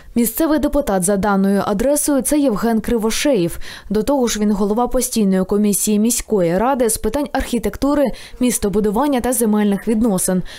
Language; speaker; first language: Ukrainian; native; Ukrainian